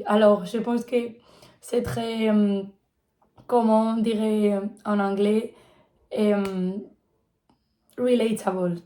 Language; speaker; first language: French; non-native, learner; Spanish